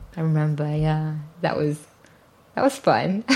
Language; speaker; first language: English; native; English